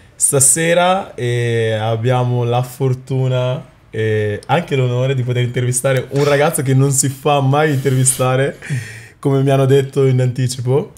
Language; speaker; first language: Italian; early bilingual, other home language; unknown